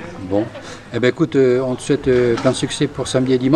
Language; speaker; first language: French; native; French